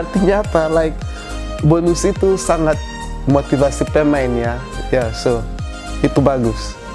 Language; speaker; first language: Indonesian; non-native, fluent; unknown